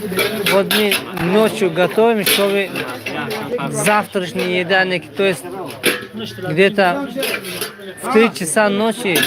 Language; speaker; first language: Russian; non-native, learner; Tajik